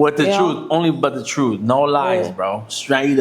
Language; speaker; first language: English; native; English